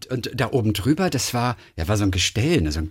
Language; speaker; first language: German; native; German